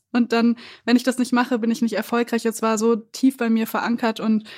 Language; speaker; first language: German; native; German